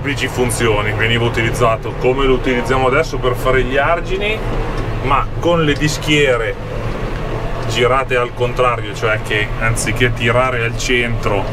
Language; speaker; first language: Italian; native; Italian